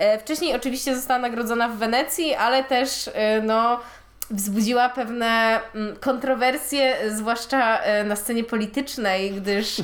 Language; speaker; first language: Polish; native; Polish